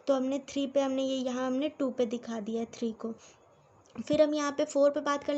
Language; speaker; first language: Hindi; native; Hindi